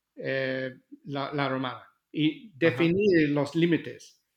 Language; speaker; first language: Spanish; non-native, learner; English